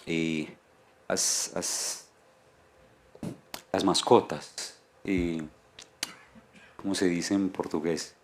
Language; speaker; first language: Portuguese; non-native, fluent; Spanish